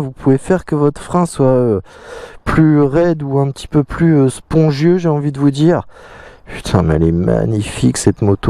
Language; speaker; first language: French; native; French